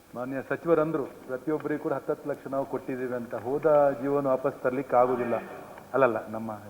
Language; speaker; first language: Kannada; native; Kannada